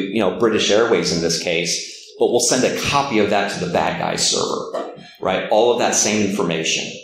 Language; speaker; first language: English; native; English